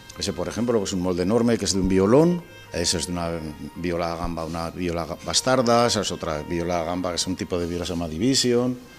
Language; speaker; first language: Spanish; native; Spanish